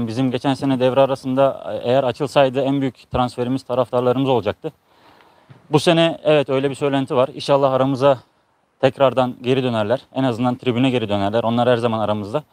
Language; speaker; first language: Turkish; native; Turkish